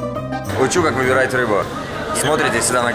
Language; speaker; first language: Russian; native; Russian